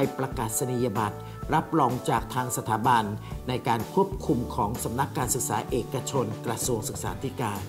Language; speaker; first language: Thai; native; Thai